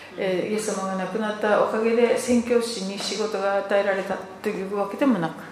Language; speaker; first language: Japanese; native; Japanese